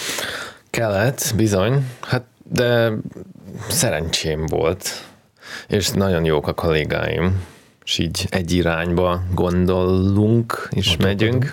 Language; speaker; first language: Hungarian; non-native, learner; Russian